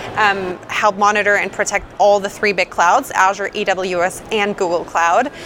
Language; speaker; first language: English; non-native, fluent; German